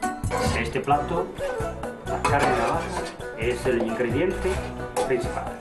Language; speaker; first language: Spanish; non-native, fluent; Chinese